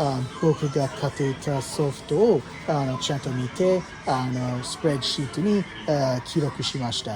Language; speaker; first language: Japanese; non-native, fluent; English